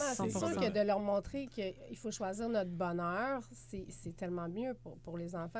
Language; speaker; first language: French; native; French